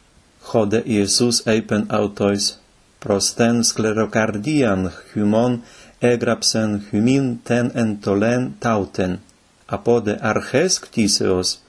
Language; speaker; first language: Greek; non-native, fluent; Ukrainian